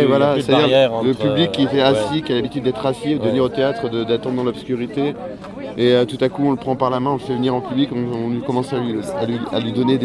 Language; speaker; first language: French; native; French